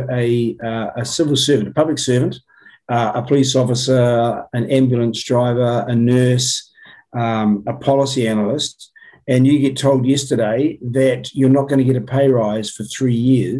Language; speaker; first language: English; native; English